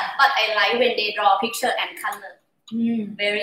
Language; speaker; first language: English; non-native, learner; Thai